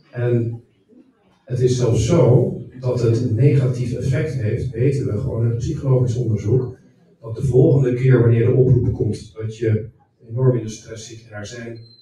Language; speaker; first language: Dutch; native; Dutch